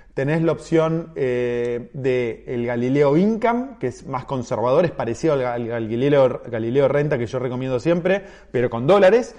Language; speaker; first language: Spanish; native; Spanish